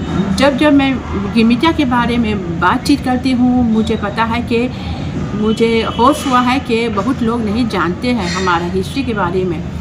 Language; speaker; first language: Hindi; non-native, fluent; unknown